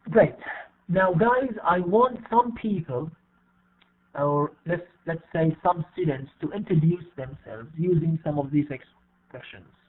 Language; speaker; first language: English; non-native, fluent; Arabic